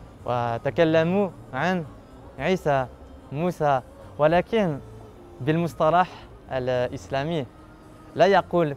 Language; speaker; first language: Arabic; non-native, learner; French